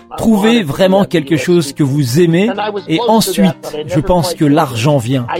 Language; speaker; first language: French; non-native, fluent; English